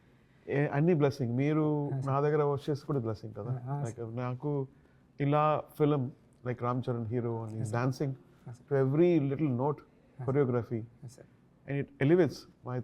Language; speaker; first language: Telugu; non-native, learner; Tamil